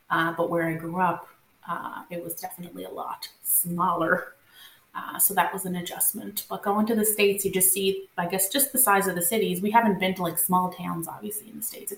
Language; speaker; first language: English; non-native, local second language; French